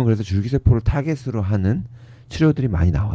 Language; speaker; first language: Korean; native; Korean